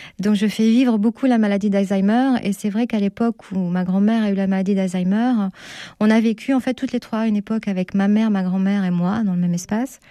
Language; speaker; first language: French; native; French